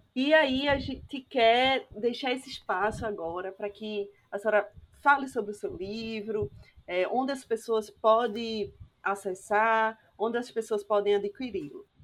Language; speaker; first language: Portuguese; native; Portuguese